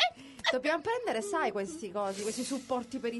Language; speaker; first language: Italian; native; Italian